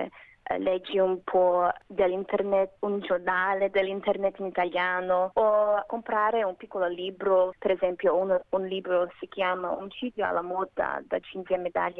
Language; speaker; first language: Italian; non-native, learner; Macedonian